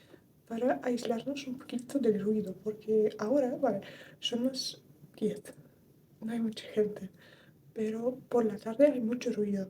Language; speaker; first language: Spanish; non-native, fluent; Russian